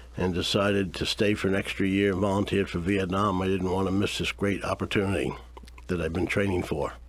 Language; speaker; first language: English; native; English